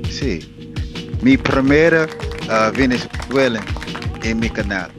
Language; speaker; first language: Spanish; non-native, learner; English